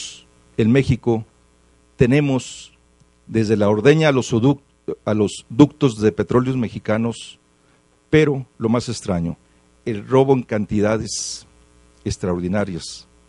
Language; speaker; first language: Spanish; native; Spanish